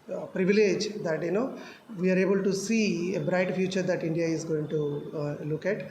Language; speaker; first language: English; non-native, local second language; Telugu